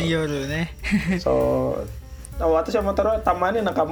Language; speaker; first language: Japanese; non-native, learner; Indonesian